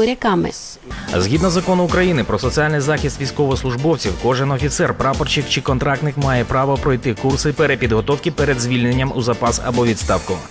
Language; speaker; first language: Ukrainian; native; Ukrainian